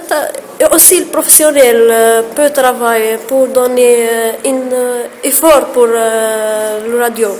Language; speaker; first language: French; non-native, learner; Arabic